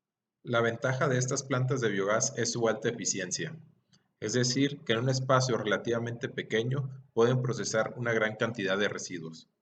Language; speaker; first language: Spanish; native; Spanish